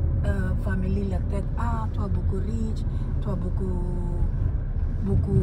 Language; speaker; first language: French; non-native, learner; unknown